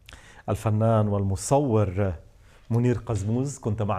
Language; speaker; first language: Arabic; native; Arabic